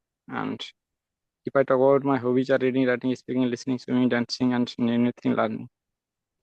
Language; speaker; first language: English; non-native, learner; Santali